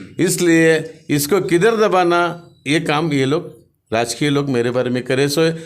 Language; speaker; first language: Hindi; non-native, local second language; Marathi